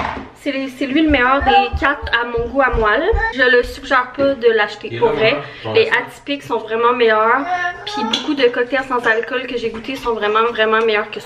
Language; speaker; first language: French; native; French